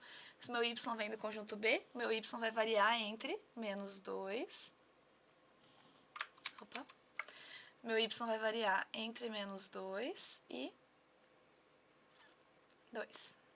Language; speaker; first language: Portuguese; native; Portuguese